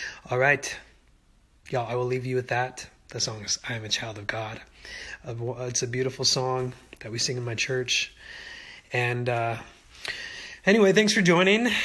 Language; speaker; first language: English; native; English